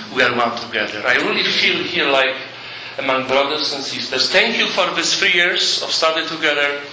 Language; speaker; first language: English; non-native, fluent; Polish